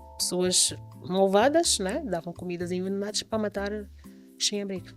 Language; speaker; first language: Portuguese; native; Portuguese